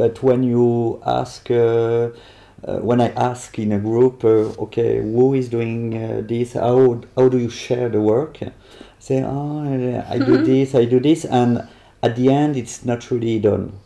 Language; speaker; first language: English; non-native, learner; French